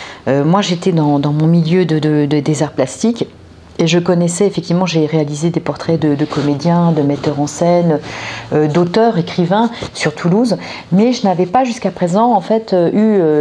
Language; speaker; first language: French; native; French